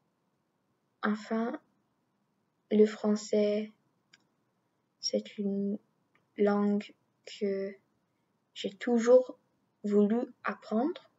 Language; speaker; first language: French; non-native, learner; English